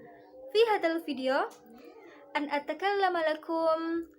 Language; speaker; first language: Arabic; non-native, learner; Indonesian